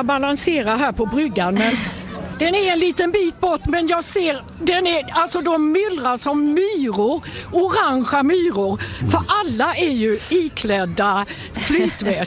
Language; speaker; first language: Swedish; native; Swedish